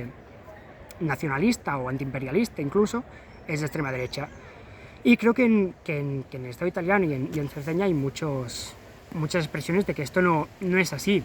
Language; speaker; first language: Spanish; native; Spanish